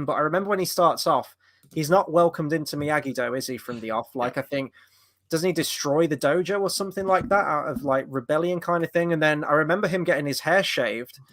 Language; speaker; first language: English; native; English